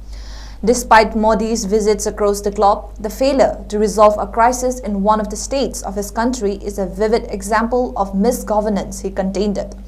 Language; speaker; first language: English; non-native, local second language; Manipuri